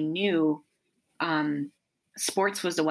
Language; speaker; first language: English; native; English